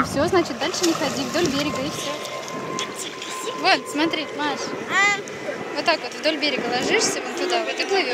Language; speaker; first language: Russian; native; Russian